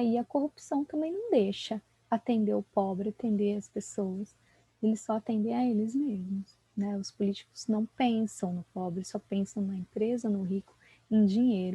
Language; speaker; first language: Portuguese; native; Portuguese